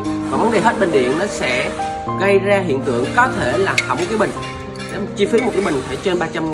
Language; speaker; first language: Vietnamese; native; Vietnamese